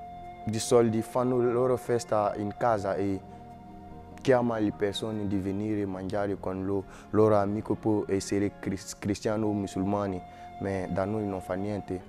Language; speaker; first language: Italian; non-native, learner; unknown